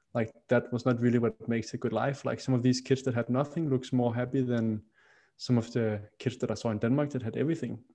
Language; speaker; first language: English; non-native, fluent; Danish